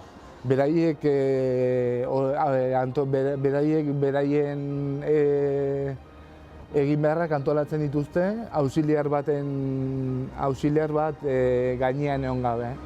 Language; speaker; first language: Basque; native; Basque